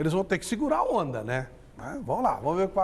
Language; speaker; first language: Portuguese; native; Portuguese